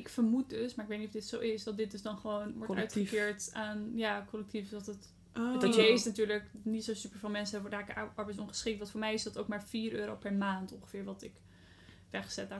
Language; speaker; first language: Dutch; native; Dutch